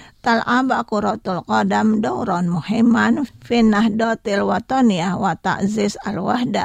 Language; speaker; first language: Arabic; non-native, fluent; Indonesian